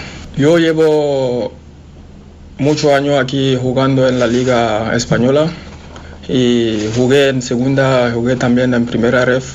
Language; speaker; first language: Spanish; non-native, fluent; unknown